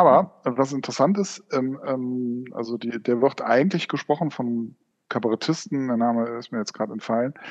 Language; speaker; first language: German; native; German